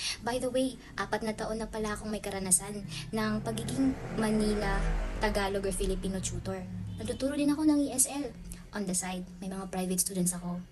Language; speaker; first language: Filipino; non-native, local second language; Waray